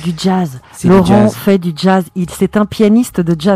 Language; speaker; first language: French; native; French